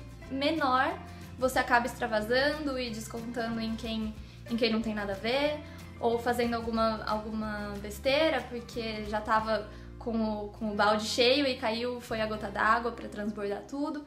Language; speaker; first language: Portuguese; native; Portuguese